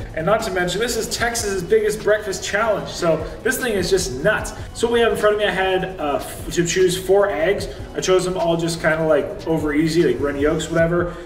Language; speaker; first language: English; native; English